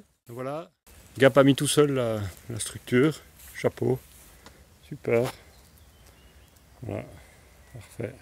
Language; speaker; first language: French; native; French